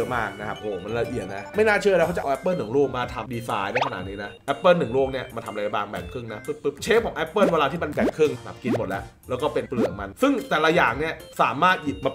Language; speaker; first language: Thai; native; Thai